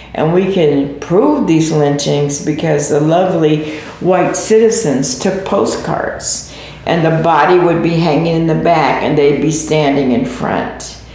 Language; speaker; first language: English; native; English